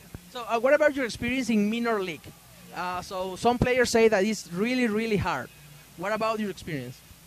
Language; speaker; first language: English; non-native, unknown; Spanish